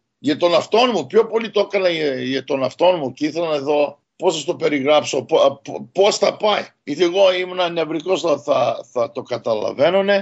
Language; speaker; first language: Greek; early bilingual, heritage; Greek